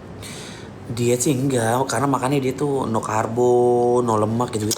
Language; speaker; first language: Indonesian; native; Indonesian